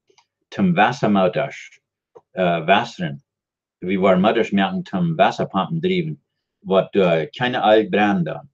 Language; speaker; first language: German; non-native, learner; Dutch